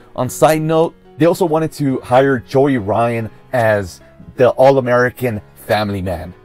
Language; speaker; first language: English; native; English